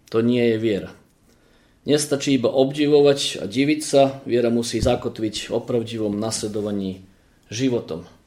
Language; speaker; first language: Slovak; early bilingual, heritage; Slovak